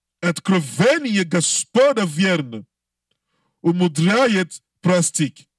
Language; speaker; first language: Russian; non-native, learner; English